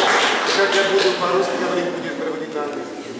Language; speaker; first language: Russian; non-native, learner; Polish